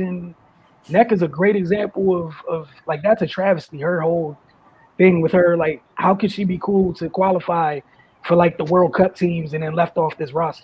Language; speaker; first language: English; native; English